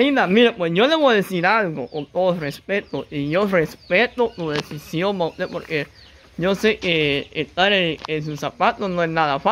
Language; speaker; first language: Spanish; native; Spanish